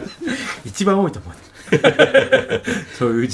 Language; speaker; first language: Japanese; native; Japanese